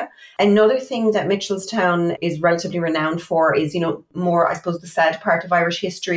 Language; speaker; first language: English; native; English